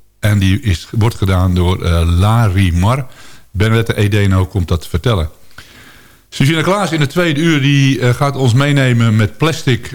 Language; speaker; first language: Dutch; native; Dutch